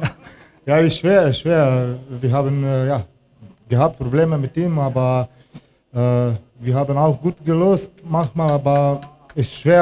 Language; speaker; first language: German; non-native, learner; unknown